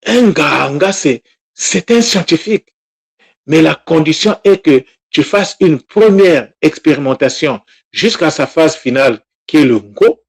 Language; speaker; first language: French; non-native, local second language; Kongo